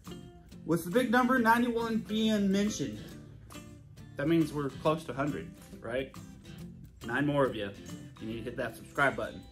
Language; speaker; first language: English; native; English